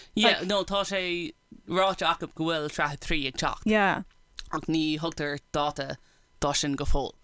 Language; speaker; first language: Irish; non-native, local second language; English